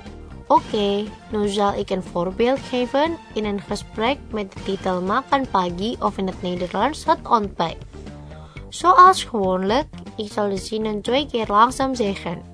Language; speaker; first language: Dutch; non-native, fluent; Indonesian